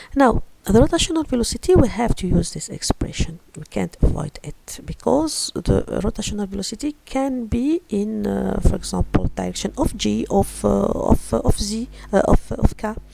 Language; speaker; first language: English; non-native, fluent; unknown